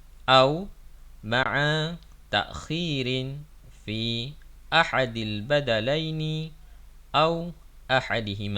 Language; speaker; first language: Arabic; non-native, fluent; Malay